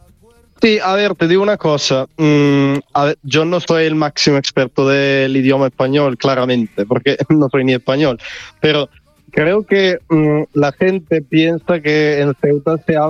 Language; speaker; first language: Spanish; non-native, fluent; Italian